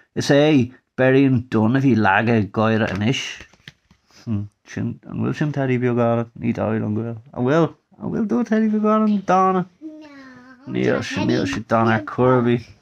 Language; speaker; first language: Irish; non-native, local second language; English